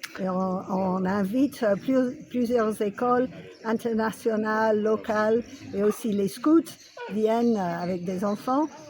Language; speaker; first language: French; non-native, fluent; English